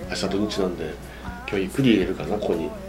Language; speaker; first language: Japanese; native; Japanese